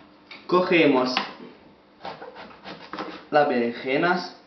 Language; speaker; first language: Spanish; non-native, learner; Italian